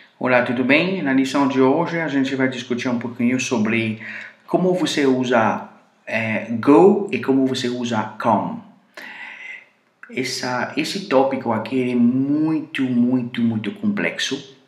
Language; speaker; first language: Portuguese; non-native, fluent; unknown